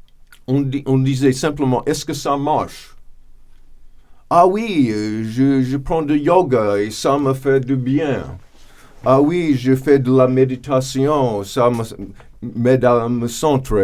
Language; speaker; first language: French; non-native, fluent; English